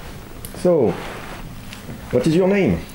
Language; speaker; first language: English; non-native, fluent; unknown